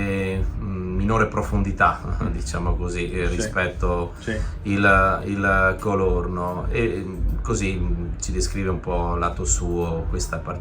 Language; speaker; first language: Italian; native; Italian